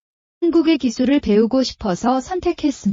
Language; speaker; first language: Korean; non-native, learner; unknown